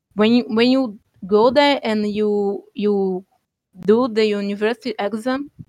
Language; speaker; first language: English; non-native, fluent; Portuguese